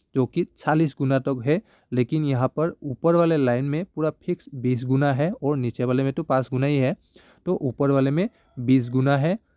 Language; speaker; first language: Hindi; non-native, local second language; Bangla